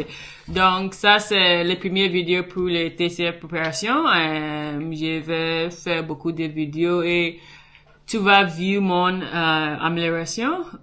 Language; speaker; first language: French; non-native, learner; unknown